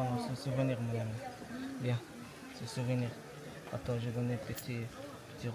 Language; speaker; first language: French; non-native, learner; Arabic